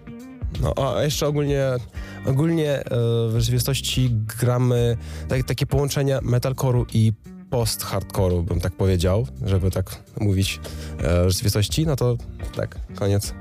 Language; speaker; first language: Polish; non-native, fluent; Ukrainian